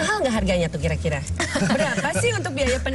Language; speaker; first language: Indonesian; native; Indonesian